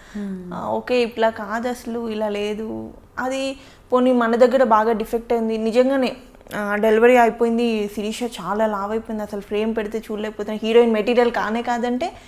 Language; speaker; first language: Telugu; native; Telugu